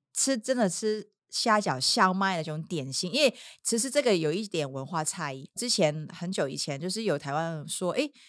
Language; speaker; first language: Chinese; non-native, local second language; Cantonese